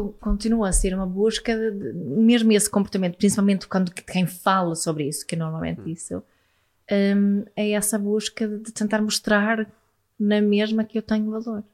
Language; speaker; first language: Portuguese; non-native, fluent; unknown